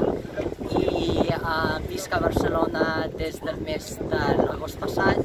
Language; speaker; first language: Catalan; non-native, learner; English